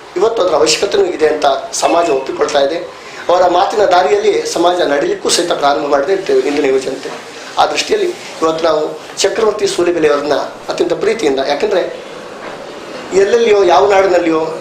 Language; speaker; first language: Kannada; native; Kannada